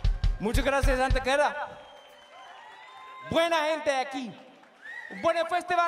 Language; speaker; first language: Spanish; non-native, learner; English